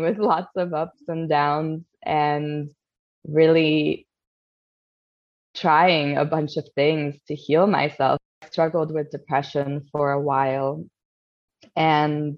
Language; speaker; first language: English; non-native, fluent; Polish